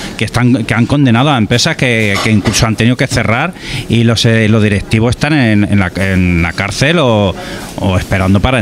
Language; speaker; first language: Spanish; native; Spanish